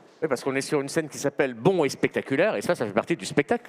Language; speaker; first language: French; native; French